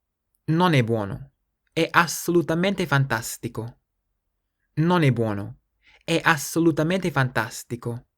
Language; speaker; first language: Italian; non-native, fluent; English